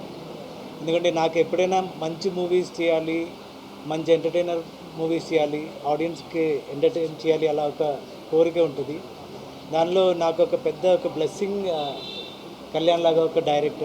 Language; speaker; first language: Telugu; non-native, fluent; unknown